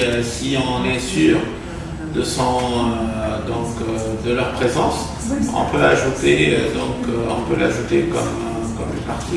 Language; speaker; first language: French; non-native, local second language; Arabic